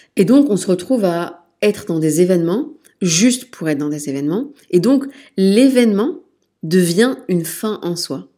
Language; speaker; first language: French; native; French